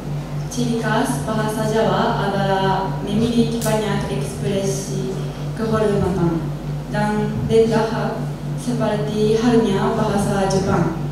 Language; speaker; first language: Indonesian; non-native, learner; Japanese